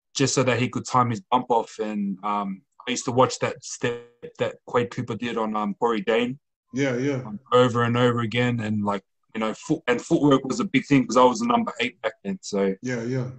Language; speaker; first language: English; native; English